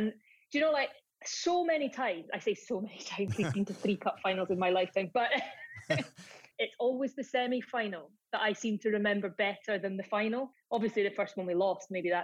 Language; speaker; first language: English; native; English